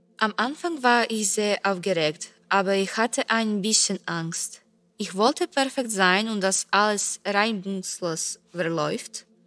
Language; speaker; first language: German; non-native, learner; Serbian